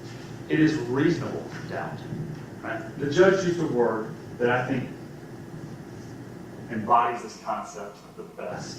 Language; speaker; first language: English; native; English